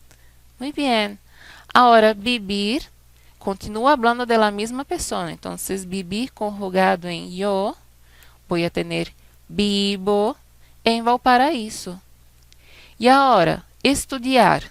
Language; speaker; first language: Spanish; non-native, fluent; Portuguese